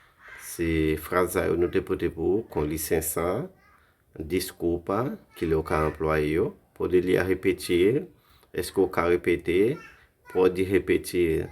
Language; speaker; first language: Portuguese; non-native, learner; Haitian Creole